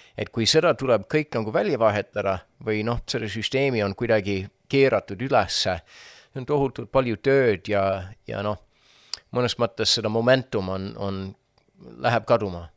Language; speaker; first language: Estonian; non-native, fluent; English